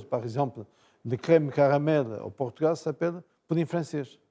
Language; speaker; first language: French; non-native, fluent; Portuguese